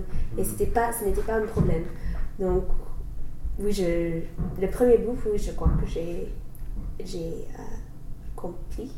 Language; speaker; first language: French; non-native, learner; English